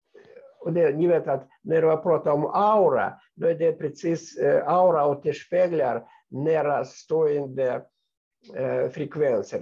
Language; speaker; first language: Swedish; non-native, fluent; Russian